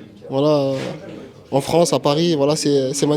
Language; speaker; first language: French; native; French